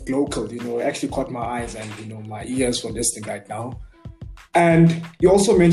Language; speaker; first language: English; non-native, local second language; Zulu